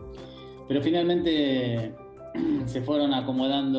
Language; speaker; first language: Spanish; native; Spanish